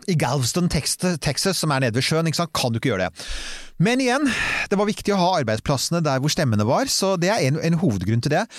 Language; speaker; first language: Norwegian; native; Norwegian